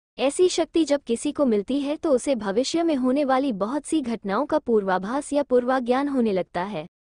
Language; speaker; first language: Hindi; native; Hindi